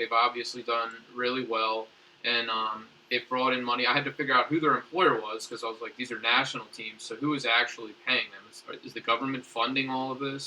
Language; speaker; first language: English; native; English